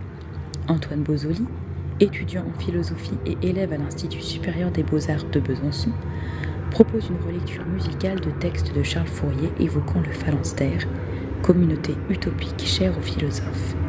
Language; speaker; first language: French; native; French